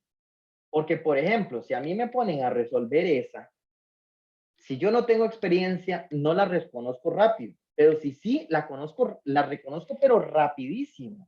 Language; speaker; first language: Spanish; native; Spanish